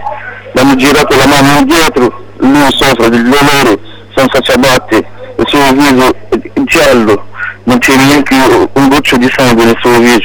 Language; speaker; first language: Italian; non-native, local second language; Arabic